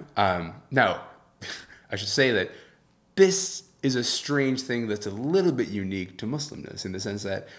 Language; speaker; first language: English; early bilingual, other home language; Arabic